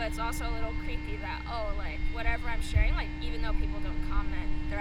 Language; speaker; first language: English; native; English